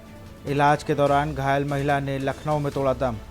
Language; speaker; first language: Hindi; native; Hindi